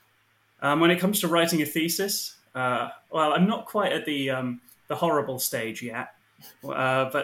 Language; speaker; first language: English; native; English